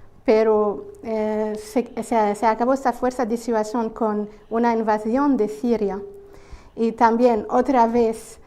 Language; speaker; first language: Spanish; non-native, fluent; Arabic